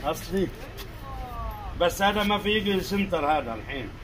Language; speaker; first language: Arabic; non-native, learner; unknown